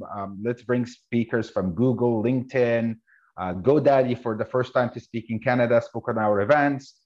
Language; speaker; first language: English; non-native, fluent; Arabic